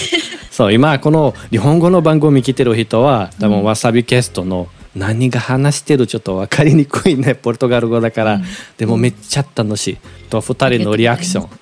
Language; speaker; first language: Japanese; non-native, learner; Portuguese